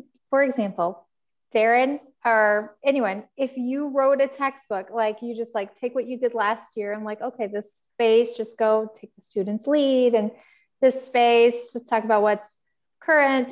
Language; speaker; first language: English; native; English